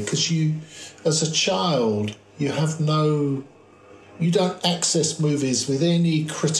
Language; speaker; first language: English; native; English